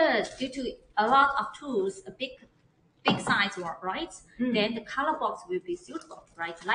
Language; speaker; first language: English; non-native, learner; Chinese